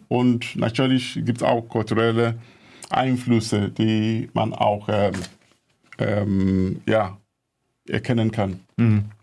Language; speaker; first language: German; non-native, fluent; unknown